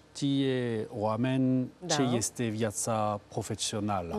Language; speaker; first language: Romanian; non-native, learner; French